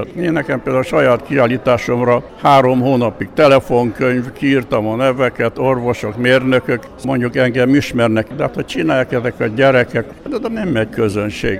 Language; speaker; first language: Hungarian; native; Hungarian